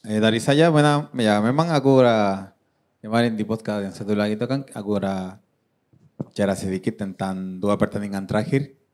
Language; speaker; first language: Indonesian; non-native, fluent; Spanish